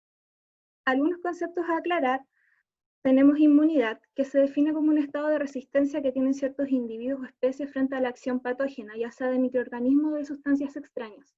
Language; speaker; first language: Spanish; native; Spanish